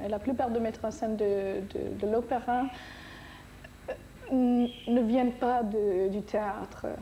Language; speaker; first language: French; non-native, fluent; English